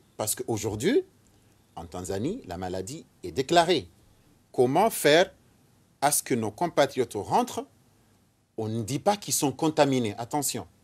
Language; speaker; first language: French; non-native, local second language; Ngazidja Comorian